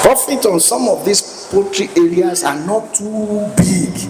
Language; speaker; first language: English; non-native, local second language; Yoruba